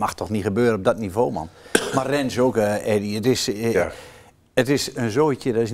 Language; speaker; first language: Dutch; native; Dutch